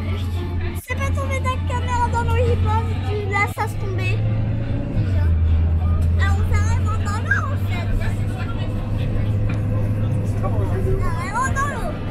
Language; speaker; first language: French; native; French